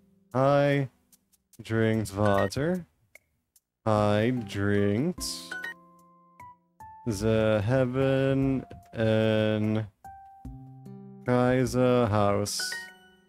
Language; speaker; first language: Dutch; non-native, learner; English